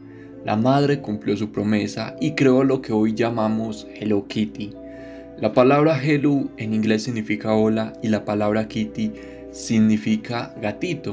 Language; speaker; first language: Spanish; native; Spanish